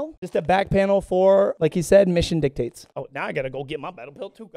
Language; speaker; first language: English; native; English